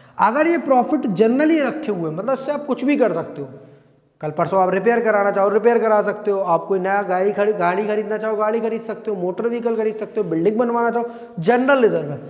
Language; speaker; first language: Hindi; native; Hindi